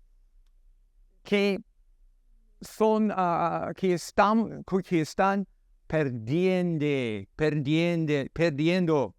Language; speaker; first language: Spanish; non-native, learner; English